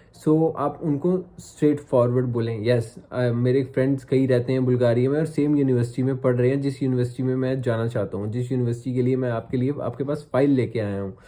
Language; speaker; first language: Hindi; native; Hindi